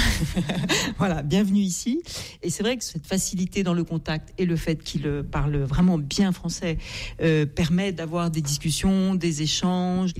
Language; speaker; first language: French; native; French